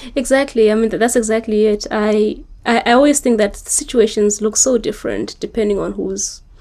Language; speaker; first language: English; non-native, local second language; Shona